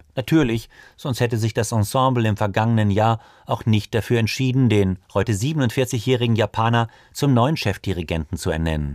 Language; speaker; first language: German; native; German